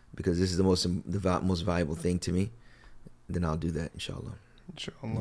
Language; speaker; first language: English; early bilingual, other home language; Akan